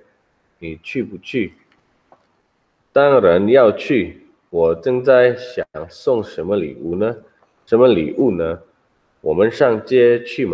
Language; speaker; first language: Chinese; non-native, learner; Indonesian